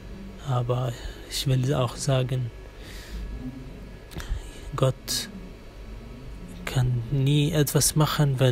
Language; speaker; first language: German; non-native, fluent; Arabic